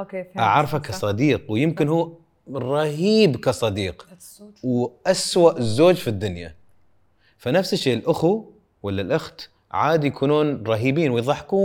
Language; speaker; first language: Arabic; native; Arabic